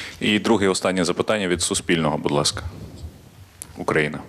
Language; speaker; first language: Ukrainian; native; Ukrainian